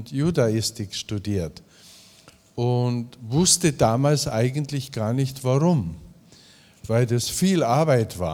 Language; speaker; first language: German; native; German